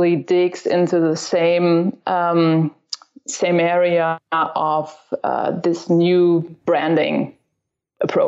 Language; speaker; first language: English; non-native, fluent; German